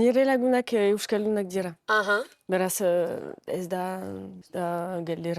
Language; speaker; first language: Basque; non-native, learner; French